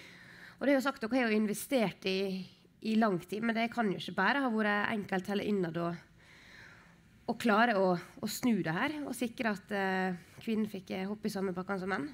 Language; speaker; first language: Norwegian; native; Norwegian